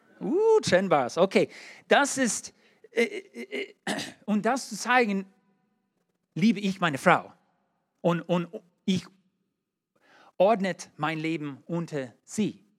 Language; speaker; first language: German; non-native, learner; English